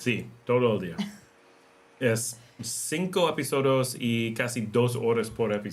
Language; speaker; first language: Spanish; non-native, learner; English